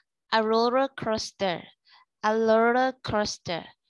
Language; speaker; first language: English; non-native, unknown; Thai